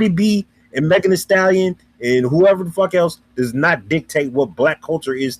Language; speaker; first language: English; native; English